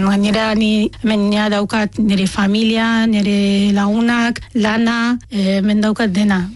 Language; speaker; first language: Basque; non-native, fluent; Arabic